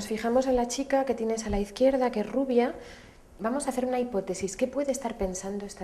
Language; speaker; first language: Spanish; native; Spanish